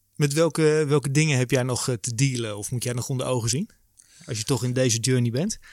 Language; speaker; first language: Dutch; native; Dutch